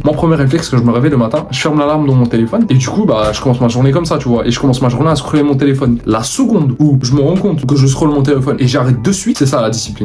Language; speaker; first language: French; native; French